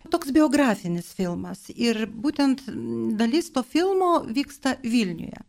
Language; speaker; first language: Lithuanian; non-native, local second language; Polish